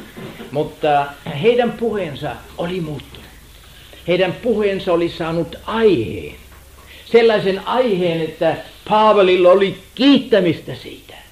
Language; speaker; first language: Finnish; non-native, fluent; German